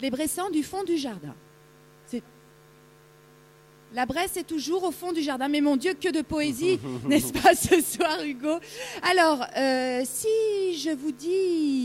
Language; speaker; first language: French; native; French